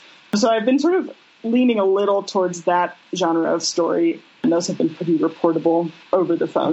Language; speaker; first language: English; native; English